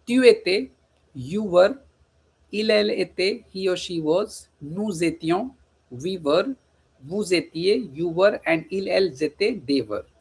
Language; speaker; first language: French; non-native, fluent; Hindi